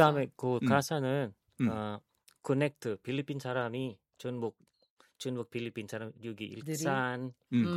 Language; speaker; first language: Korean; non-native, learner; Filipino